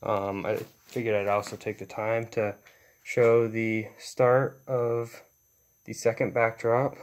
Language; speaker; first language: English; native; English